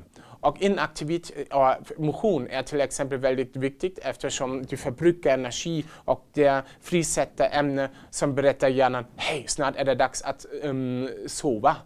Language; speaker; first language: Swedish; non-native, fluent; German